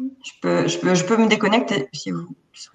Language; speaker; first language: French; native; French